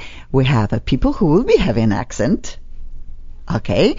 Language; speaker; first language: English; non-native, fluent; Polish